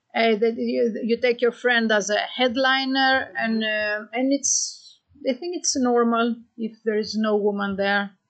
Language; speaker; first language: English; non-native, fluent; Greek